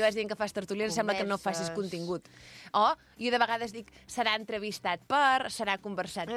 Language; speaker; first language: Catalan; native; Catalan